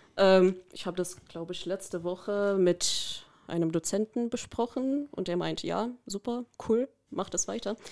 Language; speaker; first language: German; non-native, fluent; Korean